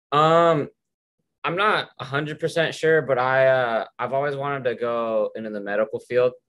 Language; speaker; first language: English; native; English